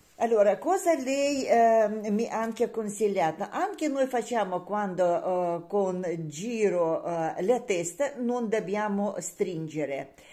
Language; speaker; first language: Italian; non-native, learner; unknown